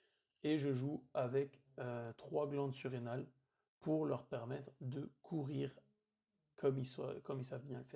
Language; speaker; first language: French; native; French